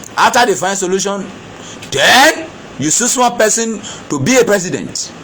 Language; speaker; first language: English; non-native, local second language; Yoruba